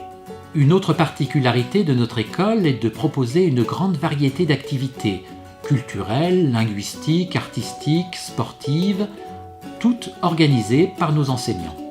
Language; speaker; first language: French; native; French